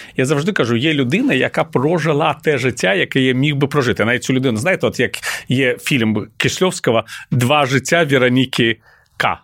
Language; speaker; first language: Ukrainian; non-native, local second language; Russian